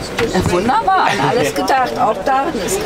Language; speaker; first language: German; native; German